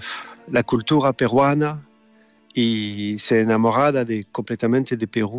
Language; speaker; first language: Spanish; non-native, learner; French